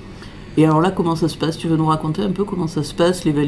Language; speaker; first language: French; native; French